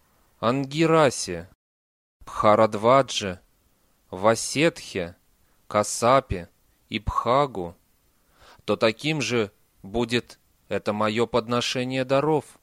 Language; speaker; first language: Russian; native; Russian